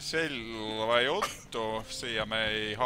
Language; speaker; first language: Finnish; non-native, learner; Estonian